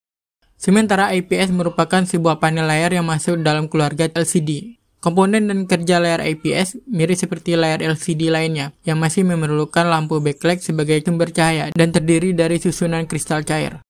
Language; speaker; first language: Indonesian; native; Indonesian